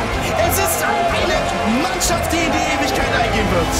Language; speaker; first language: German; native; German